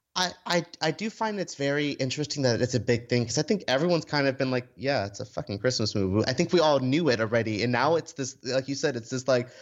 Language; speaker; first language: English; native; English